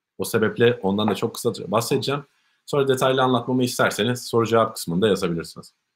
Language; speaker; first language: Turkish; native; Turkish